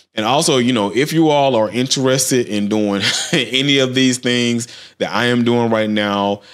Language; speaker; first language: English; native; English